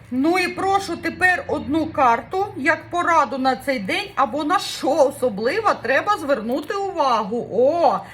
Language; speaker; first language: Ukrainian; non-native, local second language; Russian